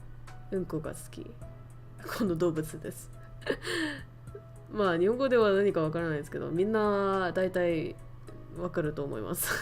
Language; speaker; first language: Japanese; non-native, fluent; Vietnamese